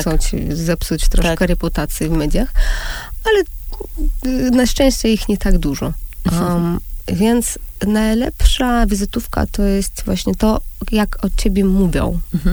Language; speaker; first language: Polish; non-native, fluent; Russian